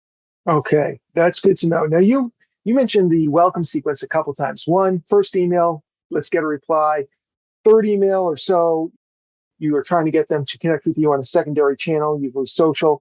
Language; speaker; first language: English; native; English